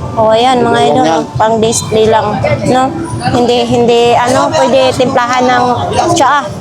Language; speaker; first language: Filipino; non-native, local second language; Cebuano